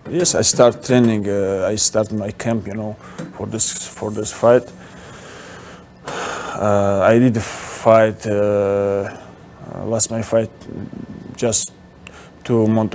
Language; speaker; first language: English; non-native, learner; Russian